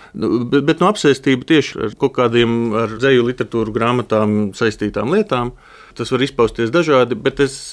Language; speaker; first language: Latvian; native; Latvian